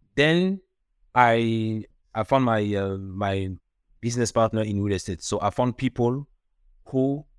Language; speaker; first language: English; non-native, local second language; French